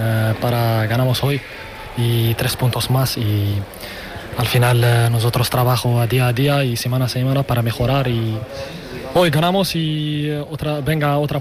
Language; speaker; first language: Spanish; non-native, learner; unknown